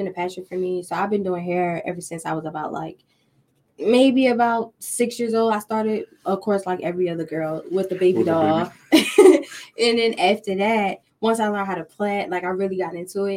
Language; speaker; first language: English; native; English